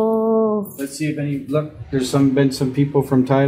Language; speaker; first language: English; native; English